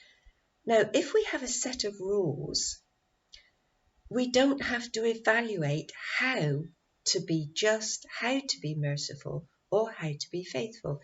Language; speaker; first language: English; native; English